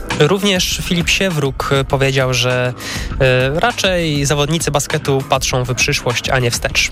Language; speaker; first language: Polish; native; Polish